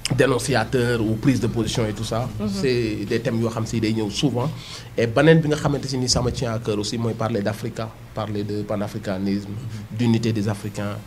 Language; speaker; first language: French; non-native, local second language; Wolof